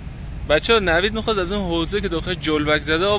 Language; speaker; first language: Persian; native; Persian